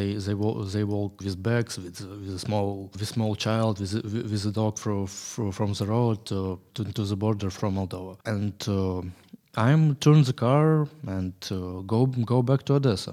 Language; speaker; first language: English; non-native, learner; Ukrainian